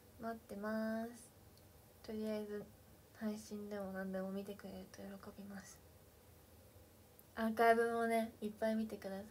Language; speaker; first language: Japanese; native; Japanese